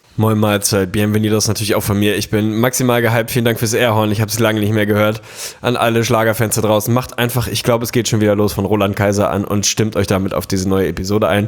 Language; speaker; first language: German; native; German